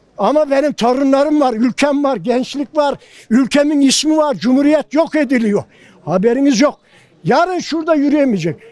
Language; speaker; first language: Turkish; native; Turkish